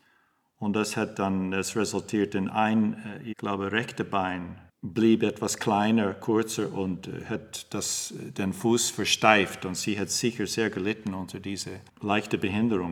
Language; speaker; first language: German; non-native, fluent; English